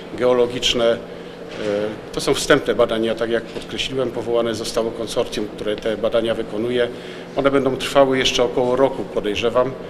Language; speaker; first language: Polish; native; Polish